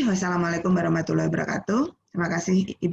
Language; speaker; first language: Indonesian; native; Indonesian